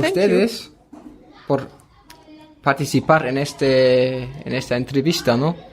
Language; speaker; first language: Spanish; non-native, fluent; German